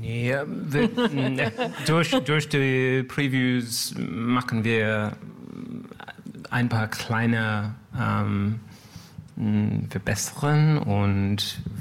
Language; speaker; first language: German; non-native, learner; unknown